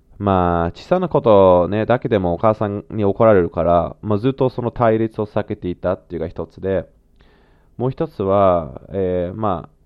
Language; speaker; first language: Japanese; non-native, fluent; English